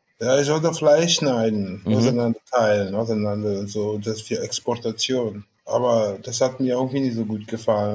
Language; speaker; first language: German; non-native, fluent; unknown